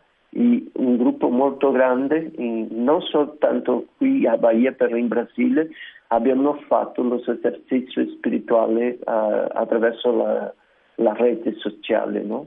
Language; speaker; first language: Italian; non-native, learner; Portuguese